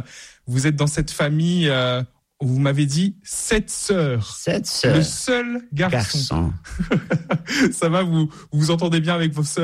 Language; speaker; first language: French; native; French